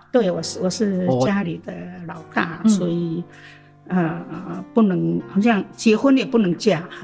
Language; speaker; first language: Chinese; non-native, local second language; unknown